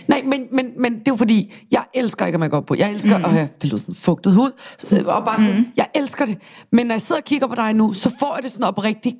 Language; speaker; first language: Danish; native; Danish